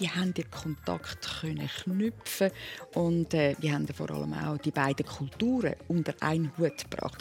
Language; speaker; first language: German; native; German